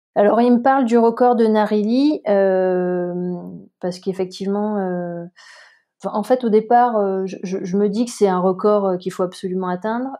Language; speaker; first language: French; native; French